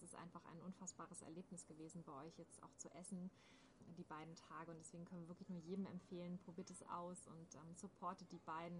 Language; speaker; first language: German; native; German